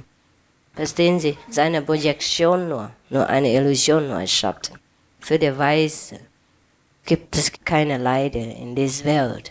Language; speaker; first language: German; non-native, learner; Vietnamese